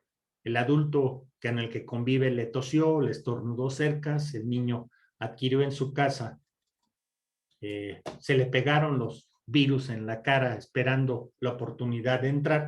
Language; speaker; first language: Spanish; native; Spanish